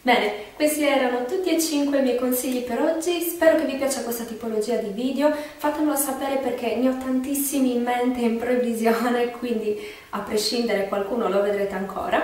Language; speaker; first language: Italian; native; Italian